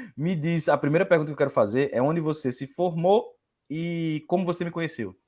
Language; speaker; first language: Portuguese; native; Portuguese